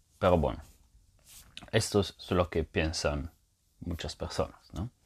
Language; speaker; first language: Spanish; non-native, fluent; Italian